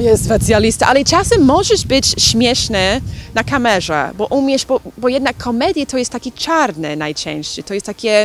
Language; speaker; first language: Polish; non-native, learner; English